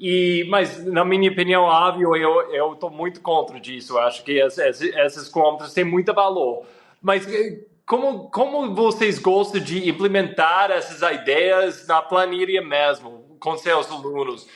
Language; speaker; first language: Portuguese; non-native, fluent; English